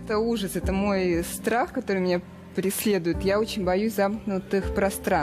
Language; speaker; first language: Russian; native; Russian